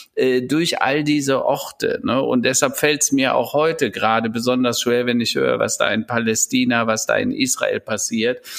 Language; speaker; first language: German; native; German